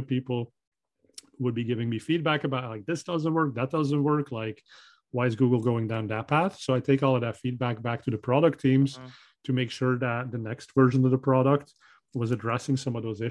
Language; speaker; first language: English; non-native, fluent; Dutch